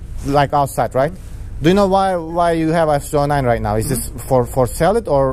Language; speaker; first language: English; non-native, learner; Turkish